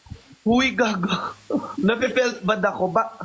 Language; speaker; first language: Filipino; native; Filipino